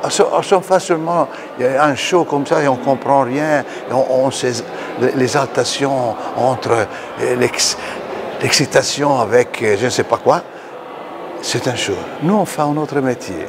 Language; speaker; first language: French; non-native, fluent; Italian